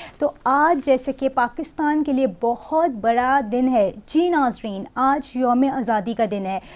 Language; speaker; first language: Urdu; native; Urdu